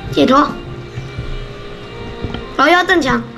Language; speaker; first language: Chinese; native; Chinese